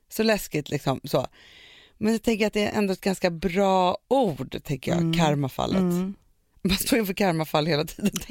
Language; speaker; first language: Swedish; native; Swedish